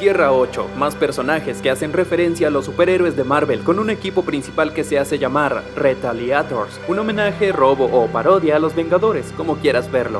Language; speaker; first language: Spanish; native; Spanish